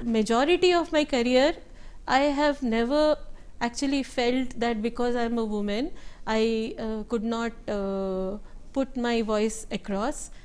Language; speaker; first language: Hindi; native; Hindi